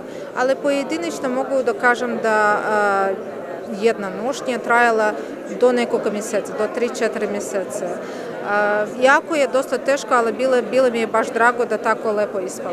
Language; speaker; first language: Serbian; non-native, fluent; Azerbaijani